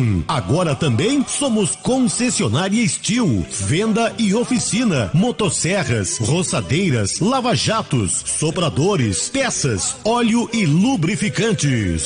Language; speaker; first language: Portuguese; native; Portuguese